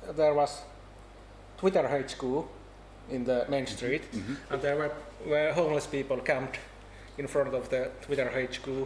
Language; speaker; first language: English; non-native, fluent; Finnish